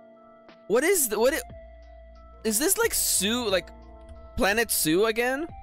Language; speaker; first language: English; native; English